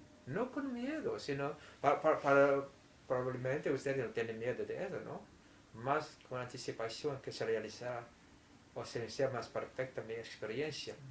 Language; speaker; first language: Spanish; non-native, fluent; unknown